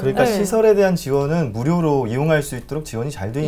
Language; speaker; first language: Korean; native; Korean